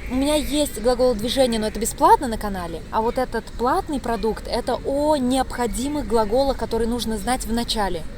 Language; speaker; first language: Russian; native; Russian